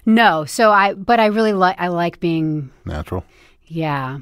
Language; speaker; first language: English; native; English